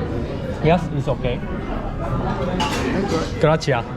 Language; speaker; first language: English; non-native, learner; Korean